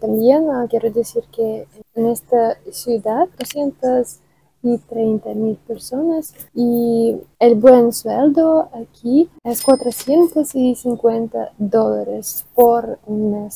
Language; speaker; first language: Spanish; non-native, learner; Russian